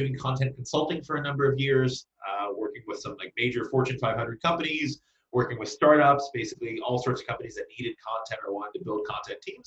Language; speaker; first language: English; native; English